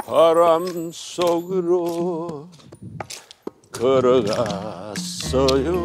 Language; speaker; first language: Korean; native; Korean